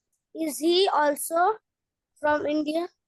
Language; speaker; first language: English; non-native, learner; Hindi